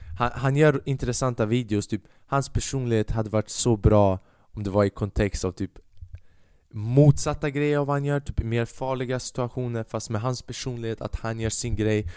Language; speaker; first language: Swedish; early bilingual, other home language; Albanian